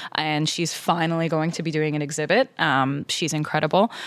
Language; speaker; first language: English; native; English